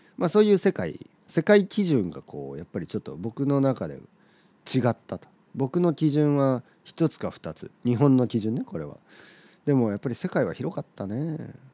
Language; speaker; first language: Japanese; native; Japanese